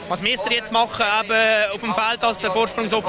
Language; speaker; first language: German; native; German